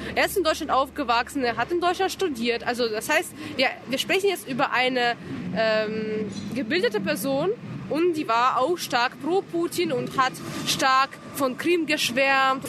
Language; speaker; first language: German; non-native, fluent; Russian